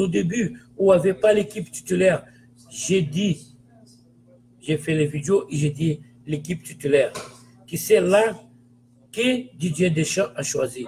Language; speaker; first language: French; non-native, fluent; Portuguese